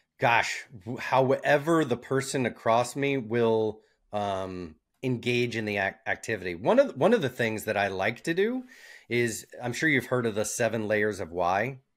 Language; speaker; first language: English; native; English